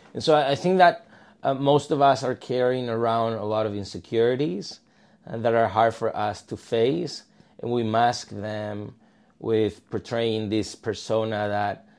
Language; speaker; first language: English; non-native, fluent; Spanish